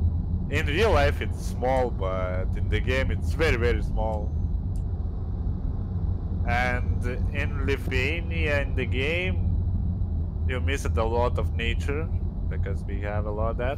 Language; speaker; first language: English; non-native, learner; Lithuanian